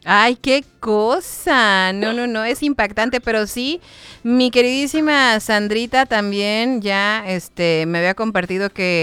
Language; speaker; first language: Spanish; native; Spanish